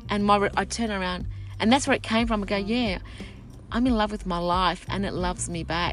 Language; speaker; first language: English; early bilingual, other home language; Sicilian